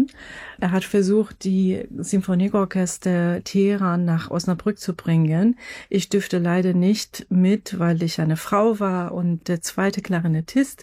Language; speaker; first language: German; non-native, fluent; Persian